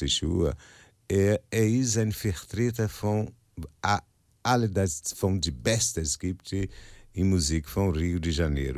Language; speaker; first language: German; non-native, learner; Portuguese